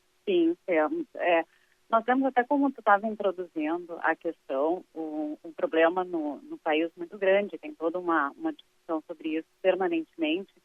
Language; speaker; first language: Portuguese; native; Portuguese